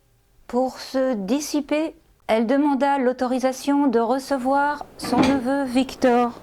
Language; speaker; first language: French; native; French